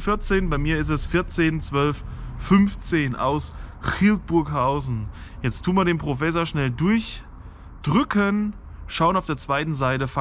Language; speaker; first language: German; native; German